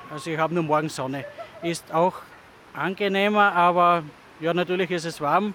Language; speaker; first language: German; native; German